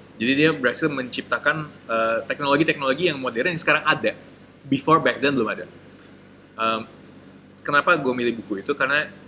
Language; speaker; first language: Indonesian; native; Indonesian